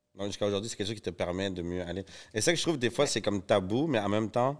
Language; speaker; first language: French; native; French